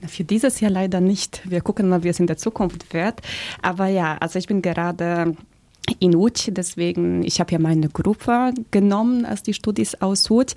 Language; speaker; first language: German; early bilingual, other home language; Polish